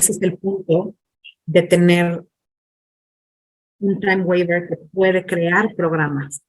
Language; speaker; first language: Spanish; non-native, fluent; English